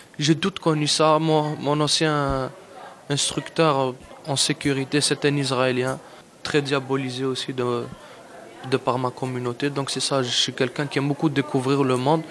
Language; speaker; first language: French; non-native, local second language; Arabic